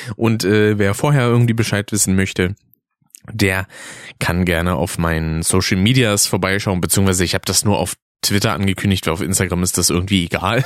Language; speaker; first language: German; native; German